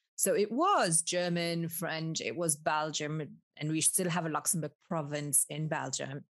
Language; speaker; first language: English; early bilingual, other home language; Spanish